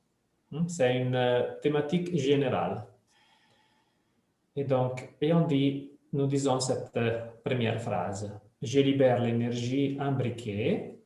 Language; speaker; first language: French; non-native, fluent; Italian